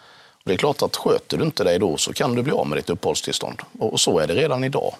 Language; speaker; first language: Swedish; native; Swedish